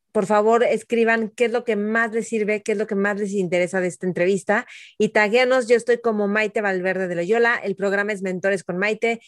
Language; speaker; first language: Spanish; native; Spanish